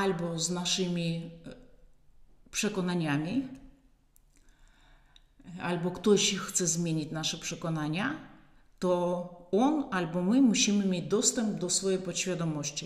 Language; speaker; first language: Polish; non-native, fluent; Russian